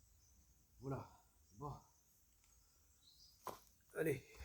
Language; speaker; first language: French; native; French